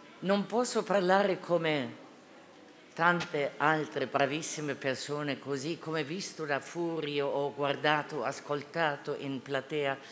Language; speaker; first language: Italian; non-native, fluent; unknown